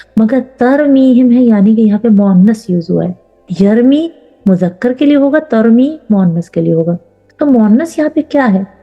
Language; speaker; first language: Urdu; native; Urdu